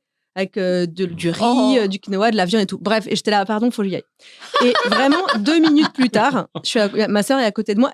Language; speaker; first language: French; native; French